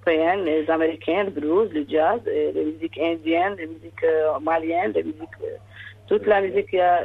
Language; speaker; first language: French; non-native, learner; Arabic